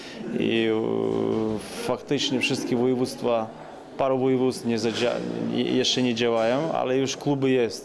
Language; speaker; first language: Polish; non-native, learner; Ukrainian